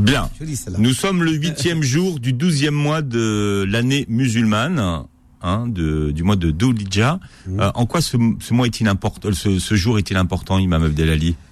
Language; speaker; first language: French; native; French